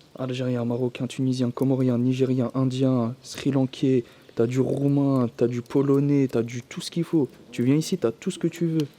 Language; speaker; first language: French; early bilingual, other home language; Kabyle